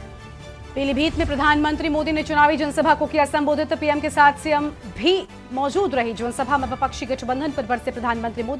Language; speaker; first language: Hindi; native; Hindi